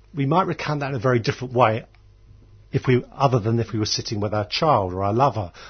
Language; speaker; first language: English; native; English